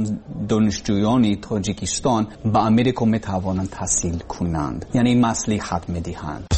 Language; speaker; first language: Persian; non-native, learner; English